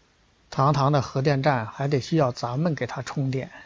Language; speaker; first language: Chinese; native; Chinese